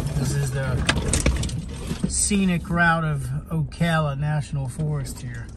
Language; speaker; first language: English; native; English